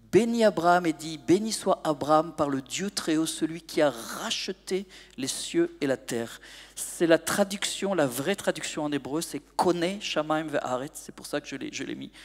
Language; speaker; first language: French; native; French